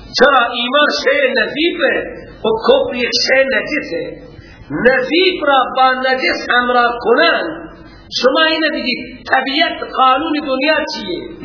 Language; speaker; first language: Persian; non-native, local second language; Baluchi